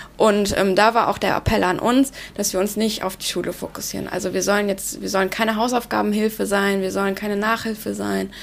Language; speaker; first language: German; early bilingual, other home language; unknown